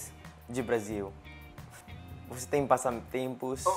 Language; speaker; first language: Portuguese; non-native, learner; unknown